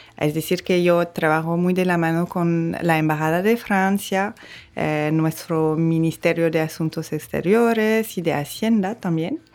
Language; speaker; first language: Spanish; non-native, fluent; French